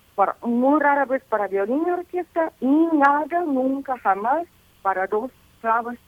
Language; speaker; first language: Spanish; non-native, fluent; Russian